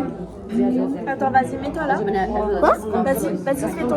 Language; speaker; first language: French; native; French